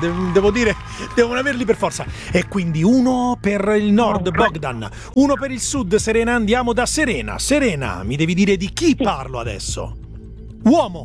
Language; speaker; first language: Italian; native; Italian